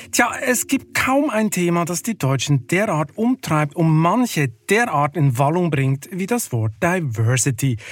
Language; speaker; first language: German; native; German